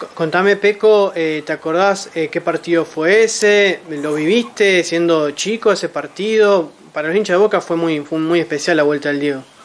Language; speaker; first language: Spanish; native; Spanish